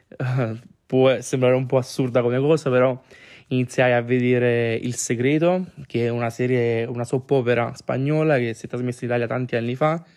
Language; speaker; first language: Italian; native; Italian